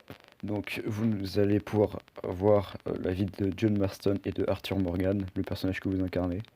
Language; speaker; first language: French; native; French